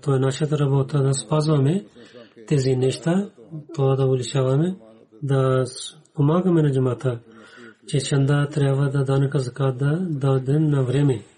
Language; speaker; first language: Bulgarian; non-native, learner; Urdu